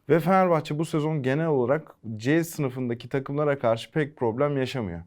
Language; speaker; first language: Turkish; native; Turkish